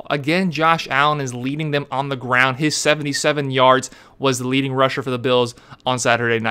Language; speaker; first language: English; native; English